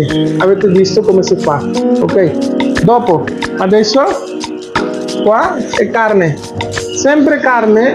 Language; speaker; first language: Italian; non-native, learner; Bangla